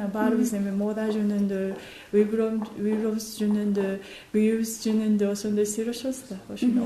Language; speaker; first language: Kyrgyz; non-native, learner; Japanese